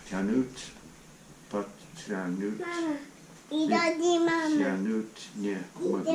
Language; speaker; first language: Russian; non-native, learner; English